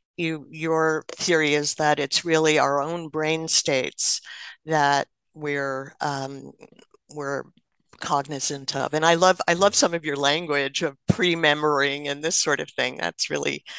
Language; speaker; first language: English; native; English